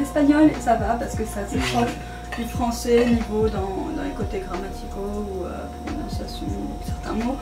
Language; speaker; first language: French; native; French